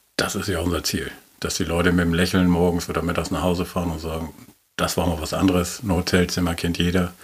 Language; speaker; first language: German; native; German